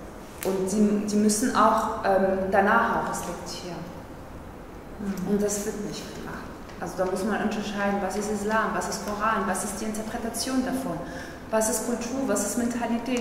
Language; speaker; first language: German; non-native, fluent; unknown